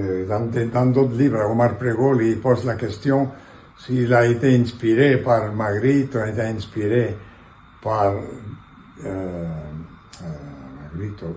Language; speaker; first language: French; non-native, fluent; Catalan